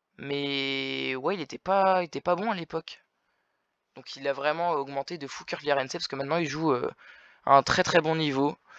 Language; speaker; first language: French; native; French